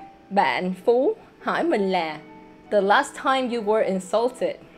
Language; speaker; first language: English; non-native, fluent; Vietnamese